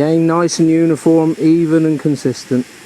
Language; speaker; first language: English; native; English